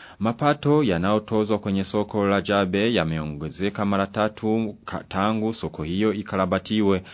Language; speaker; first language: Swahili; non-native, local second language; Rundi